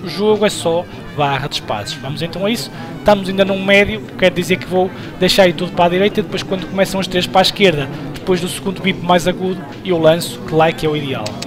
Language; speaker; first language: Portuguese; native; Portuguese